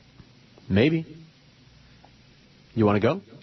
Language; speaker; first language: English; native; English